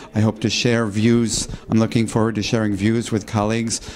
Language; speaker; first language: English; native; English